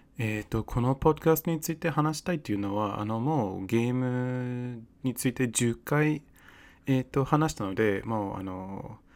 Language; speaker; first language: Japanese; non-native, fluent; English